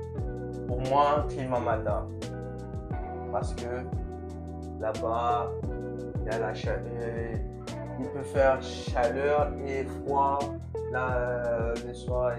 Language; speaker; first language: French; non-native, local second language; Comorian